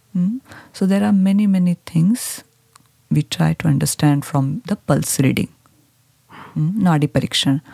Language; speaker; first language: English; non-native, local second language; Marathi